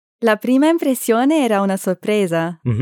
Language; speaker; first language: Italian; non-native, learner; German